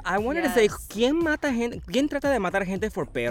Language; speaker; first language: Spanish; early bilingual, heritage; Spanish